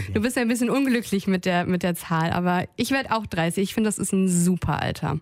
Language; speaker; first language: German; native; German